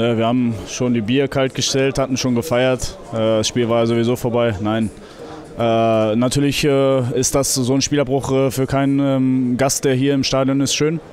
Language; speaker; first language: German; native; German